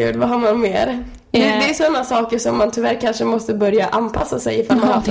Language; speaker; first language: Swedish; native; Swedish